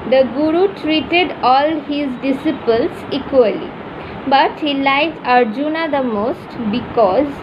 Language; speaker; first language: English; non-native, local second language; Bangla